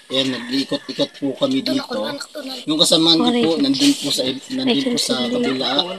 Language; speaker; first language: Filipino; non-native, local second language; Waray